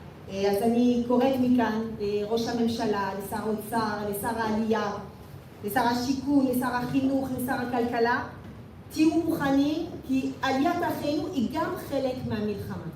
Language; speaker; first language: Hebrew; non-native, fluent; French